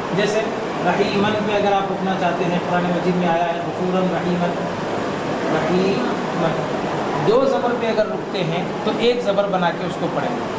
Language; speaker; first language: Urdu; native; Urdu